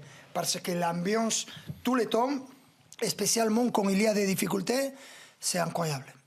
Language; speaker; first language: French; non-native, fluent; Spanish